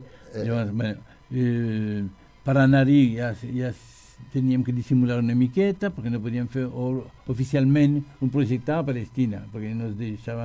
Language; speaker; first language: Catalan; non-native, learner; French